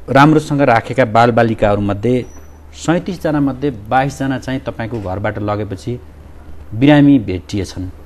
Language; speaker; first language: Nepali; native; Nepali